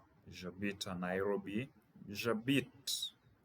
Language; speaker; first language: French; non-native, fluent; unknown